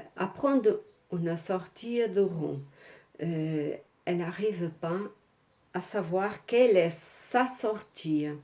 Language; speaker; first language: French; non-native, fluent; Portuguese